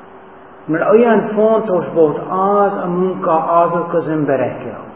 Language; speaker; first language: Hungarian; non-native, learner; English